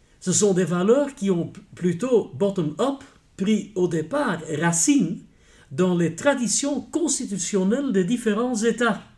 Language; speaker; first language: French; non-native, local second language; Dutch